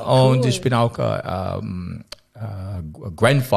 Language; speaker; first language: German; non-native, learner; English